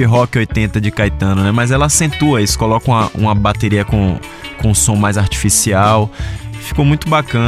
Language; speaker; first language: Portuguese; native; Portuguese